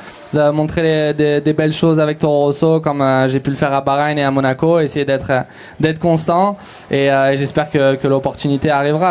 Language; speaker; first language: French; native; French